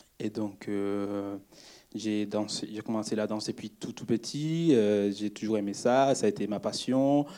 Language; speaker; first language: French; non-native, fluent; Spanish